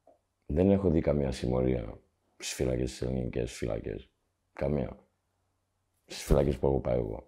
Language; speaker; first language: Greek; early bilingual, heritage; Greek